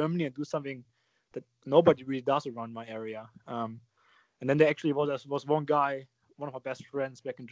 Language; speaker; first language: English; non-native, fluent; German